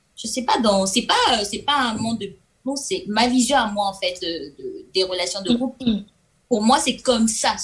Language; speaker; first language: French; non-native, local second language; Lingala